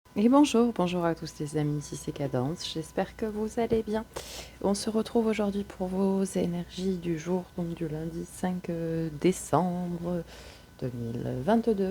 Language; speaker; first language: French; native; French